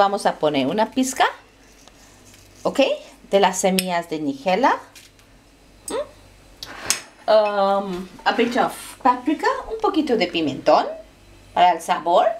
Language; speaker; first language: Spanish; non-native, fluent; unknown